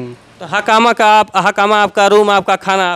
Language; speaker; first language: Hindi; native; Hindi